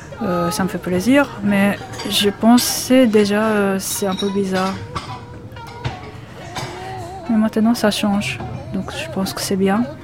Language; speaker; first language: French; non-native, learner; Japanese